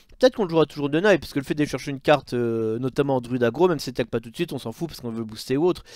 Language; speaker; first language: French; native; French